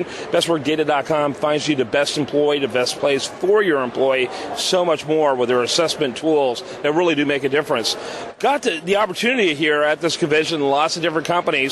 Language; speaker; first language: English; native; English